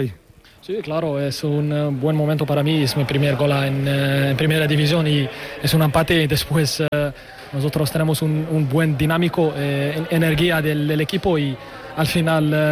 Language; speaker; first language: Spanish; non-native, learner; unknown